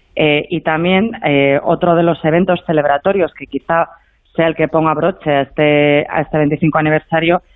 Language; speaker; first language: Spanish; native; Spanish